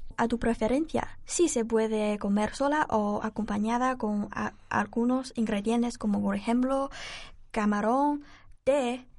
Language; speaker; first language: Spanish; non-native, learner; Chinese